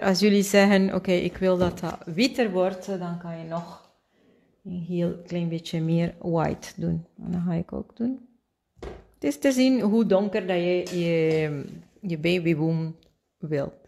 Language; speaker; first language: Dutch; non-native, fluent; Spanish